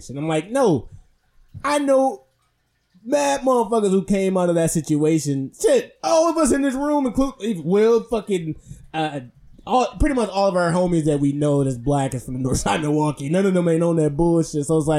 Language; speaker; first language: English; native; English